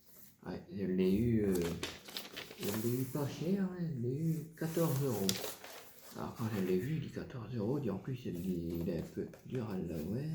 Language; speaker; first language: French; native; French